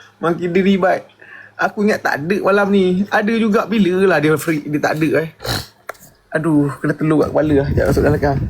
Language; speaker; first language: Malay; native; Malay